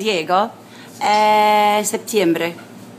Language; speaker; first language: Spanish; non-native, learner; English